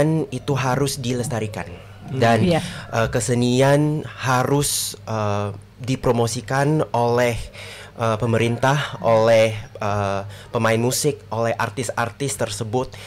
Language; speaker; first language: Indonesian; non-native, fluent; English